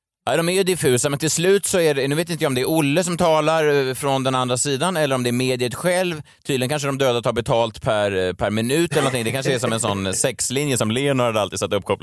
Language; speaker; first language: Swedish; native; Swedish